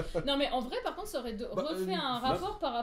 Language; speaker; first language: French; native; French